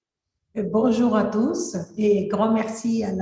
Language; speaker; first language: French; non-native, fluent; Spanish